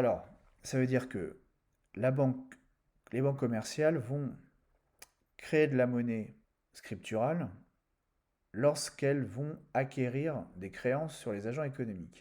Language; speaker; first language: French; native; French